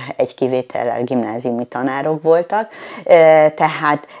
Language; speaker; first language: Hungarian; native; Hungarian